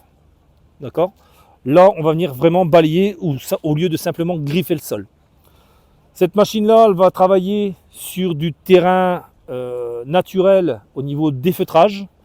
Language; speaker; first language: French; native; French